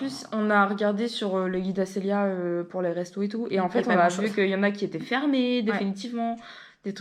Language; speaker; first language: French; native; French